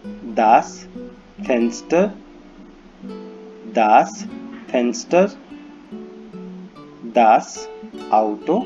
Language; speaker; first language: German; non-native, fluent; Hindi